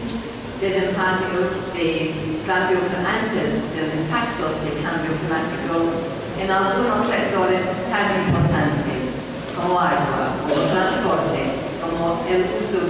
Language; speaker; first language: Spanish; non-native, fluent; English